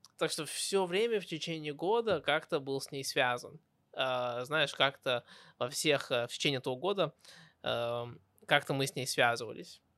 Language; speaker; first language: Russian; early bilingual, heritage; Russian